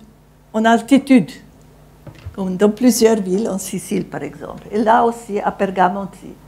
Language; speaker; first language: French; non-native, fluent; Italian